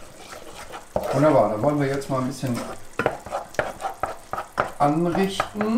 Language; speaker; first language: German; native; German